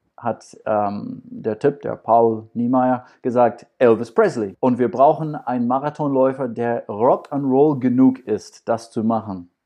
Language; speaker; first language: German; non-native, fluent; English